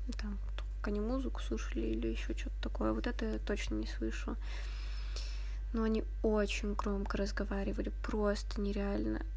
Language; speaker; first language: Russian; native; Russian